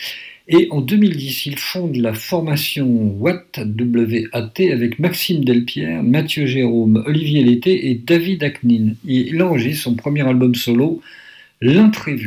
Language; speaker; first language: French; native; French